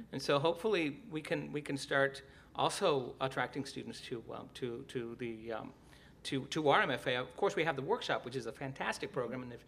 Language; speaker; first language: English; early bilingual, other home language; Spanish